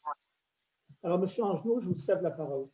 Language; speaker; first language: French; native; French